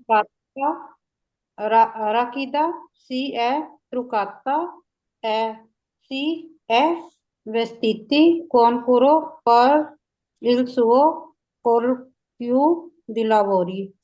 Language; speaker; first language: Italian; non-native, learner; Punjabi